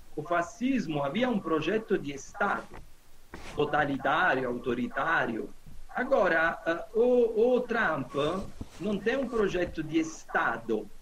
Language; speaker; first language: Portuguese; non-native, fluent; Italian